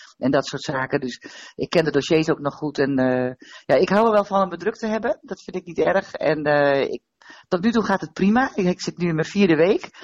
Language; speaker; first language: Dutch; native; Dutch